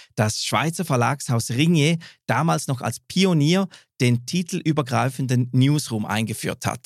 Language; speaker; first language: German; native; German